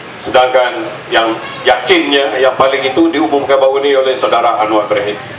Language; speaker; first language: Malay; native; Malay